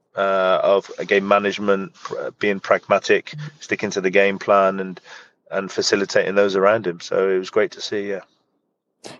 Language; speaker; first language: English; native; English